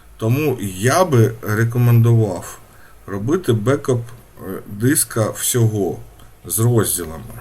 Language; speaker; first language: Ukrainian; non-native, local second language; Russian